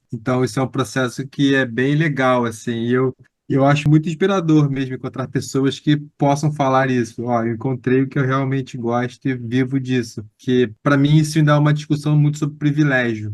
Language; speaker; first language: Portuguese; native; Portuguese